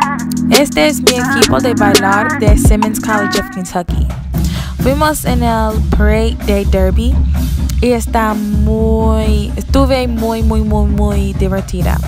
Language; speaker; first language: Spanish; non-native, learner; English